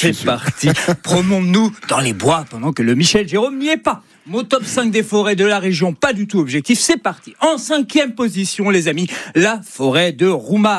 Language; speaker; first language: French; native; French